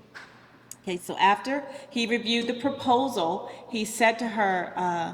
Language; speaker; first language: English; native; English